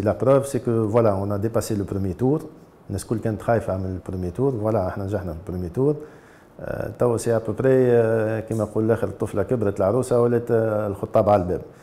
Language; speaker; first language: French; non-native, local second language; Arabic